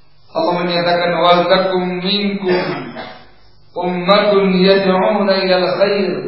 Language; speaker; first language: Indonesian; native; Indonesian